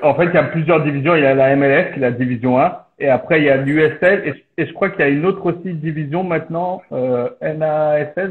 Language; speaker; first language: French; native; French